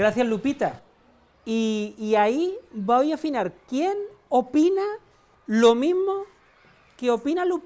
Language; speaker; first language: Spanish; native; Spanish